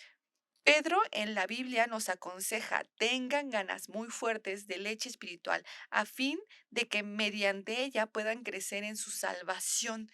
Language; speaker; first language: Spanish; native; Spanish